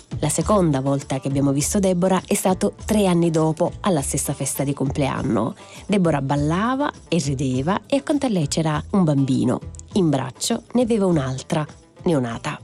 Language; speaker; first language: Italian; native; Italian